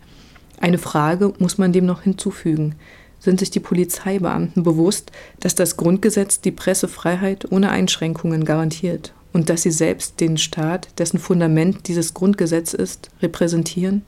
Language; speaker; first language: German; native; German